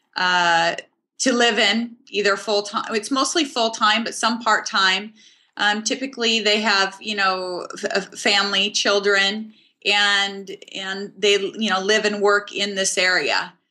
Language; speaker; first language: English; native; English